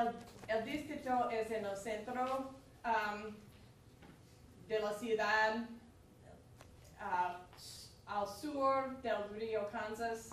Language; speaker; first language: Spanish; non-native, learner; English